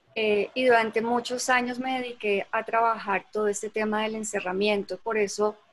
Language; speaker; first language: Spanish; native; Spanish